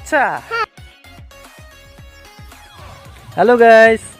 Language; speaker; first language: Hindi; non-native, local second language; Assamese